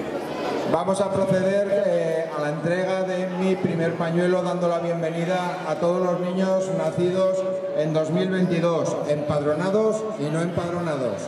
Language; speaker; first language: Spanish; native; Spanish